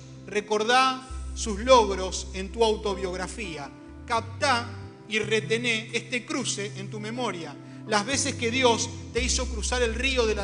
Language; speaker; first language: Spanish; native; Spanish